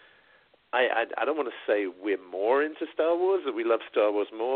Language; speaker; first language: English; native; English